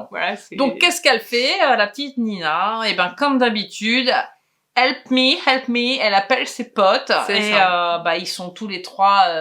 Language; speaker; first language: French; native; French